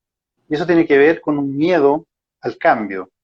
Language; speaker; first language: Spanish; native; Spanish